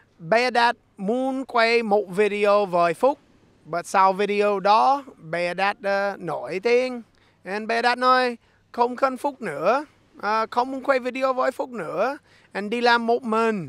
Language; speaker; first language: Vietnamese; non-native, learner; English